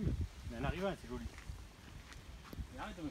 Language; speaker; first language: French; non-native, fluent; Spanish